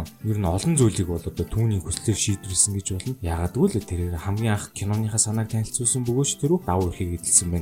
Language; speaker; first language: Mongolian; native; Mongolian